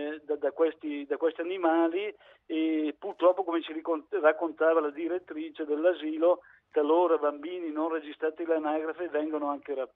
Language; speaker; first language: Italian; native; Italian